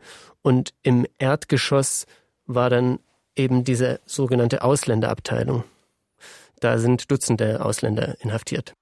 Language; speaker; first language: German; native; German